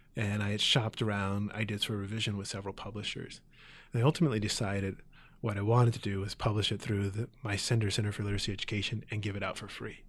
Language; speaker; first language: English; native; English